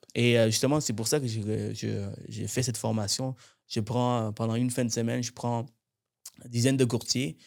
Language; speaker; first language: French; native; French